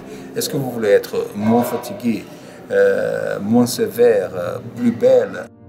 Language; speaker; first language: French; non-native, fluent; Portuguese